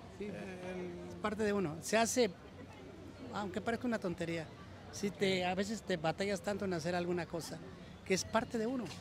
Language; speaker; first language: Spanish; native; Spanish